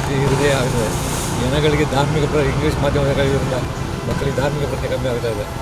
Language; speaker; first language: Kannada; non-native, local second language; Tulu